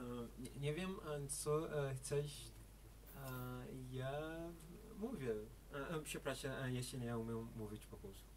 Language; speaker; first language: Polish; non-native, learner; Portuguese